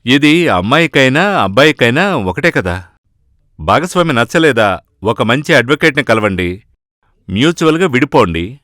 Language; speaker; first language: Telugu; non-native, fluent; Malayalam